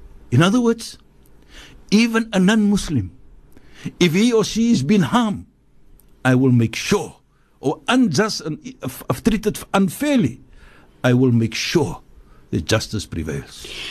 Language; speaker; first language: English; native; English